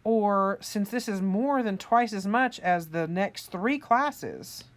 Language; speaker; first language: English; native; English